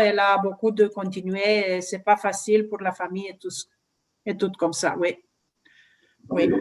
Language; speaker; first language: French; non-native, learner; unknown